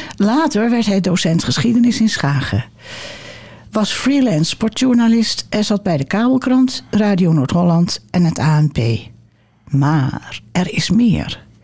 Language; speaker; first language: Dutch; native; Dutch